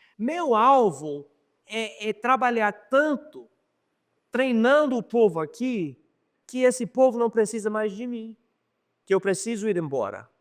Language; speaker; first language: Portuguese; non-native, fluent; English